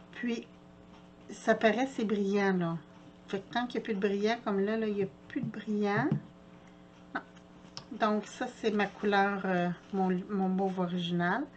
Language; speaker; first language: French; native; French